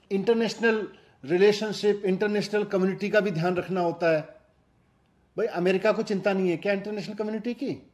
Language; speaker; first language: Hindi; native; Hindi